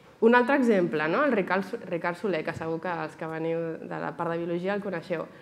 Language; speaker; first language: Catalan; native; Catalan